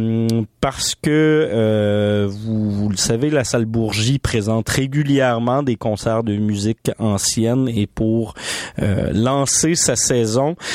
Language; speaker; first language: French; native; French